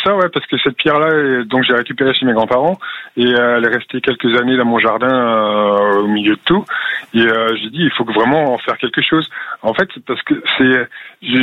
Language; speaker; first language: French; native; French